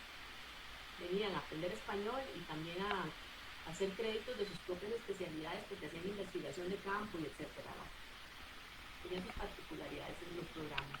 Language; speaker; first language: Spanish; native; Spanish